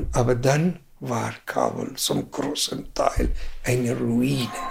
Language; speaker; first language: German; non-native, fluent; Persian